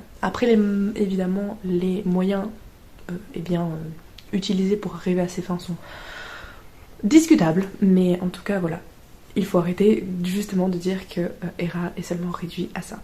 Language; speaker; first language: French; native; French